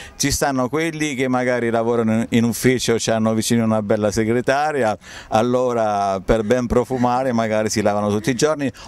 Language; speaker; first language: Italian; native; Italian